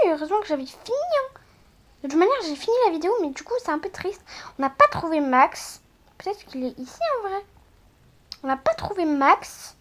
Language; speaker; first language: French; native; French